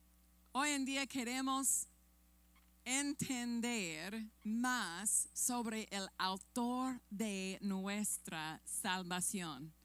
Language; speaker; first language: Spanish; non-native, fluent; English